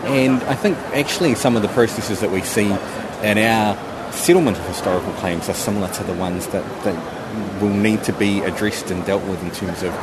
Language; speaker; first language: English; native; English